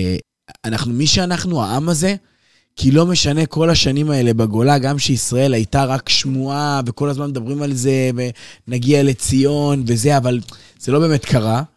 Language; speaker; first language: Hebrew; native; Hebrew